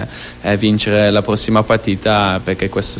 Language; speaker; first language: Italian; non-native, fluent; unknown